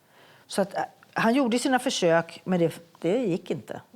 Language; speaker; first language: Swedish; native; Swedish